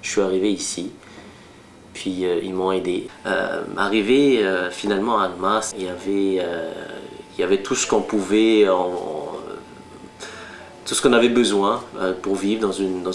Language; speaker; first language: French; non-native, local second language; Malagasy